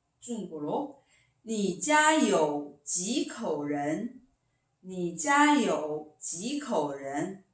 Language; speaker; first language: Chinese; non-native, fluent; Korean